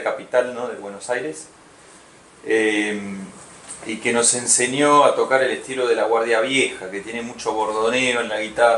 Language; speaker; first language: Spanish; native; Spanish